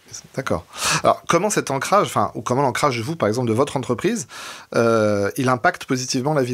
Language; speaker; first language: French; native; French